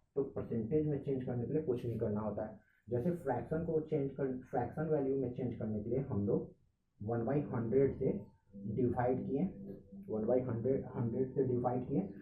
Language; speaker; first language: Hindi; native; Hindi